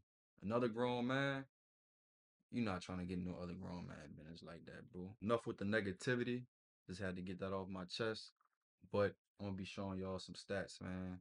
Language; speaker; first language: English; native; English